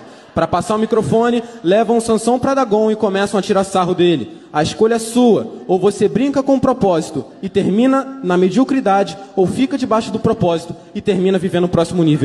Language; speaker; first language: Portuguese; native; Portuguese